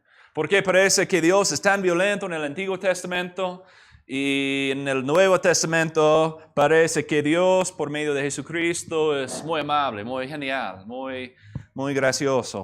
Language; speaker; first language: Spanish; non-native, fluent; English